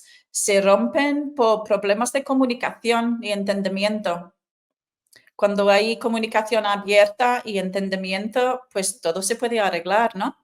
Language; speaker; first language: Spanish; non-native, fluent; English